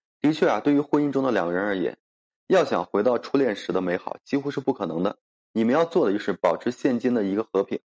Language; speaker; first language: Chinese; native; Chinese